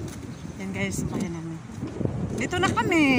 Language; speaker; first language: Filipino; non-native, local second language; Cebuano